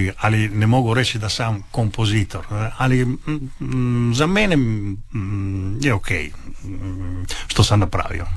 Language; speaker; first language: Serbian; early bilingual, heritage; Italian